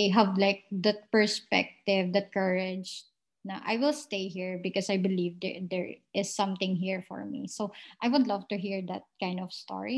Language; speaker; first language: English; non-native, local second language; Filipino